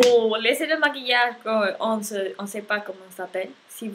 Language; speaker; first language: French; non-native, learner; Spanish